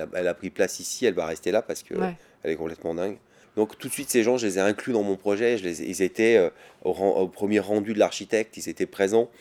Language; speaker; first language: French; native; French